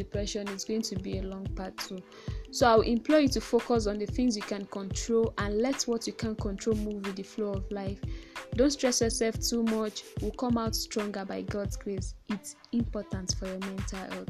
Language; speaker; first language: English; non-native, local second language; Yoruba